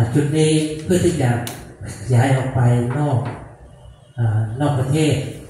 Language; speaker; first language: Thai; non-native, local second language; Lao